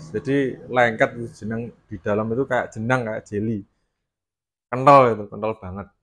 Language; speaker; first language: Indonesian; native; Indonesian